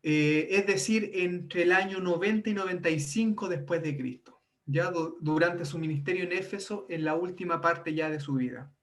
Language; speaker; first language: Spanish; native; Spanish